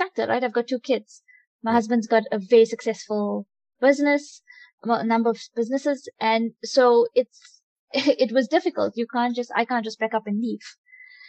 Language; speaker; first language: English; native; English